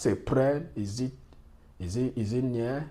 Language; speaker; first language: French; non-native, learner; English